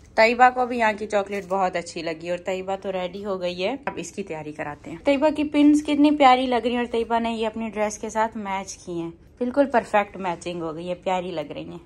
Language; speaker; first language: Urdu; native; Urdu